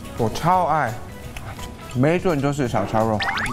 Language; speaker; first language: Chinese; early bilingual, heritage; Chinese